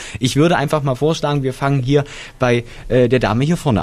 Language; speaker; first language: German; native; German